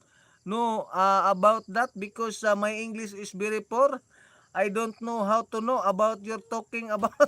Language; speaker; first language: English; non-native, learner; Cebuano